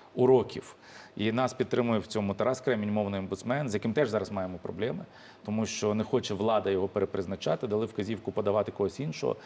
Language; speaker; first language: Ukrainian; native; Ukrainian